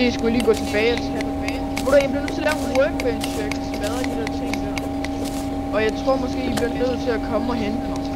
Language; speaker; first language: Danish; native; Danish